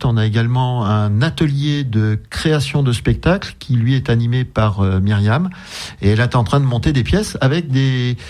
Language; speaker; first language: French; native; French